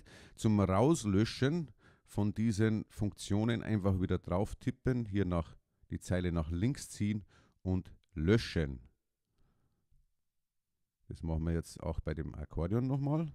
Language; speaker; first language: German; native; German